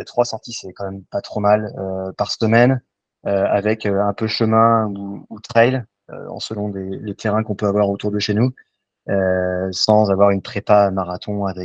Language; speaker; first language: French; native; French